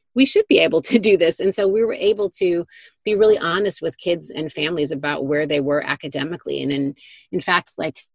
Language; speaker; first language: English; native; English